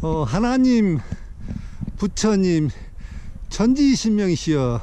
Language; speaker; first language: Korean; native; Korean